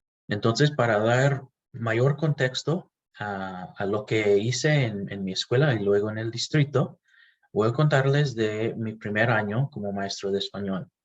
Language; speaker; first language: Spanish; non-native, fluent; English